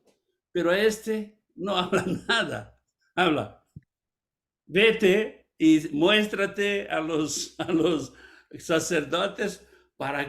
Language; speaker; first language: Spanish; non-native, fluent; Portuguese